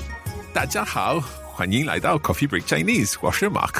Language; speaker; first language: Chinese; non-native, learner; English